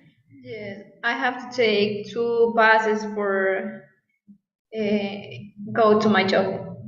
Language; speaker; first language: English; non-native, learner; Spanish